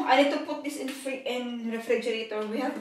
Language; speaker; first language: English; non-native, learner; Filipino